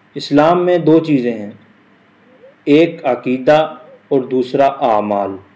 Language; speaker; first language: Urdu; non-native, local second language; Punjabi